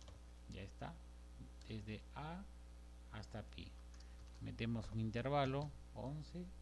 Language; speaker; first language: Spanish; native; Spanish